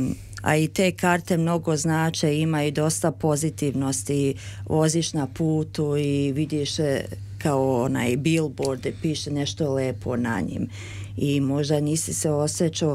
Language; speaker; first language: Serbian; early bilingual, heritage; Serbian